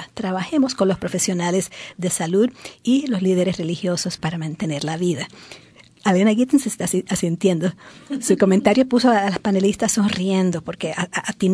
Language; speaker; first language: Spanish; native; Spanish